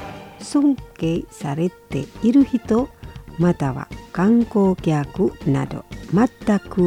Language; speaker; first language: Japanese; non-native, fluent; Indonesian